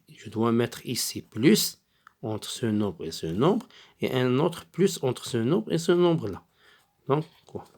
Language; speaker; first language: French; non-native, local second language; Arabic